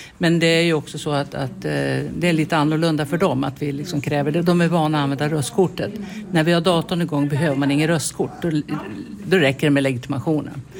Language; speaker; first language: Swedish; native; Swedish